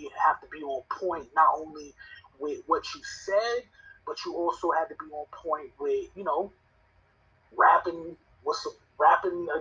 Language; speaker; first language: English; native; English